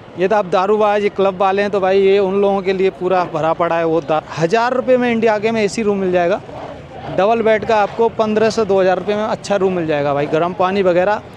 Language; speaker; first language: Hindi; native; Hindi